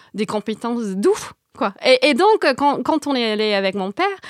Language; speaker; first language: French; non-native, fluent; English